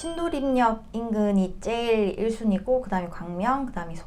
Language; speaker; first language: Korean; native; Korean